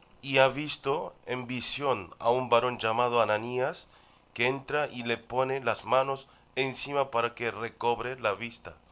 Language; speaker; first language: Spanish; non-native, fluent; Korean